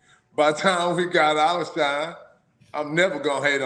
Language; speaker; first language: English; native; English